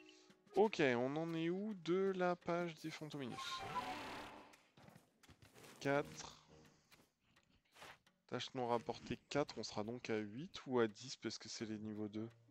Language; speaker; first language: French; native; French